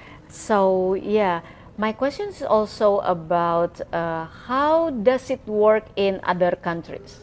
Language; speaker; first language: English; non-native, fluent; Indonesian